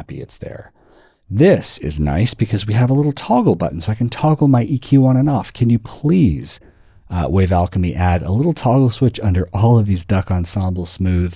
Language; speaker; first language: English; native; English